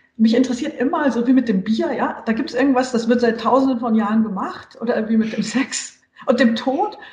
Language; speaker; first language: German; native; German